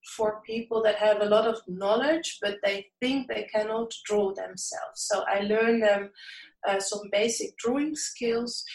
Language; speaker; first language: English; non-native, fluent; Dutch